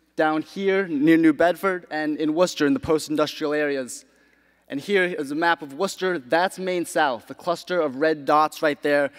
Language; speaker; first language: English; native; English